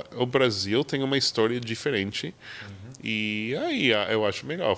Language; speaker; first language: Portuguese; non-native, fluent; English